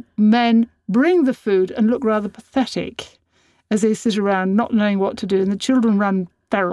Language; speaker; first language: English; native; English